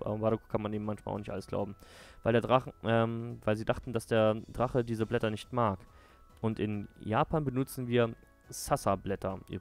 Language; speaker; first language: German; native; German